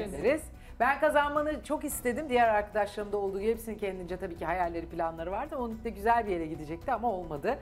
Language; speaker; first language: Turkish; native; Turkish